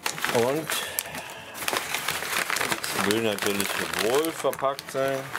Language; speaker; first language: German; native; German